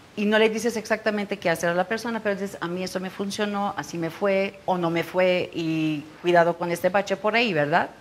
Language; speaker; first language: Spanish; non-native, fluent; Turkish